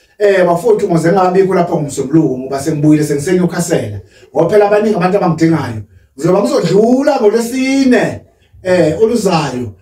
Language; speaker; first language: Zulu; native; Zulu